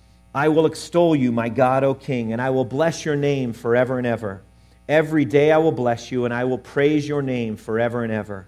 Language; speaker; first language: English; native; English